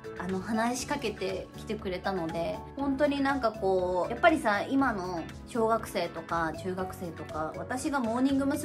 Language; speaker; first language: Japanese; native; Japanese